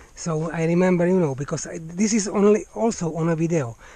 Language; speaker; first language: English; non-native, fluent; Czech